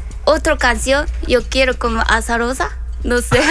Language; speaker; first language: Spanish; non-native, learner; Korean